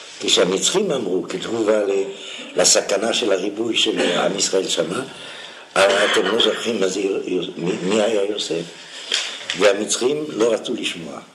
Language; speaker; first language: Hebrew; non-native, fluent; French